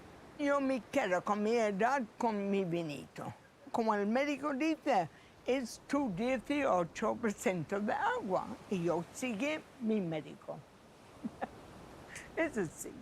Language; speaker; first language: Spanish; non-native, learner; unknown